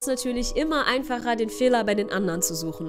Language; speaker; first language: German; native; German